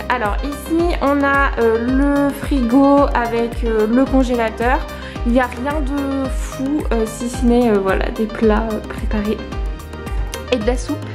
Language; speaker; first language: French; native; French